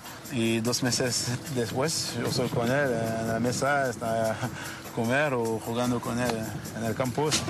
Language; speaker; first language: Spanish; non-native, learner; French